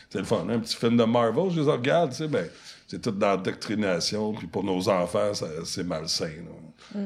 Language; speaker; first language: French; non-native, local second language; English